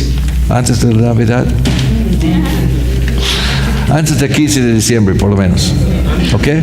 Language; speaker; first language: Spanish; non-native, fluent; English